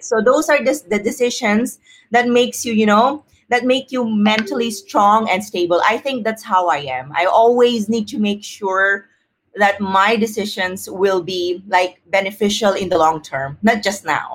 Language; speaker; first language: English; non-native, local second language; Filipino